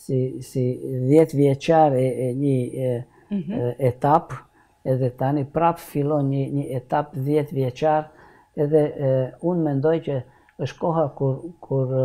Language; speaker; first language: Albanian; non-native, learner; Hungarian